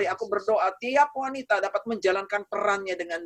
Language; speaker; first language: Indonesian; native; Indonesian